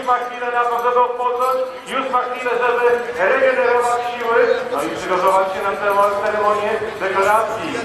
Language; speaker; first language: Polish; native; Polish